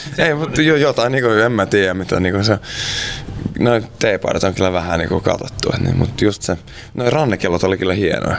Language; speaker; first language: Finnish; non-native, local second language; Swedish